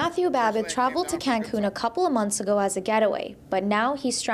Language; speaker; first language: English; native; English